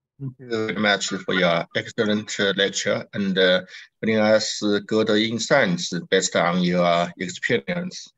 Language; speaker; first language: English; non-native, learner; Chinese